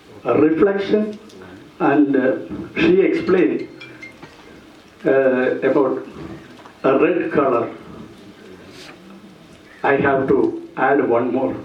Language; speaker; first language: English; non-native, learner; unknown